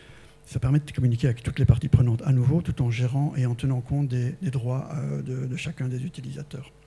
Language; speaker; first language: French; native; French